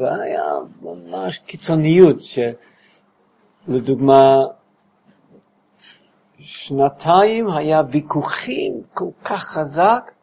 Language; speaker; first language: Hebrew; non-native, fluent; English